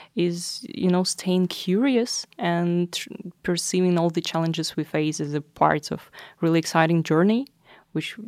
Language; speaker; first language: English; non-native, fluent; Russian